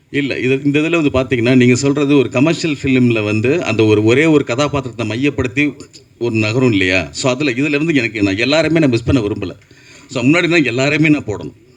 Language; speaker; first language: Tamil; native; Tamil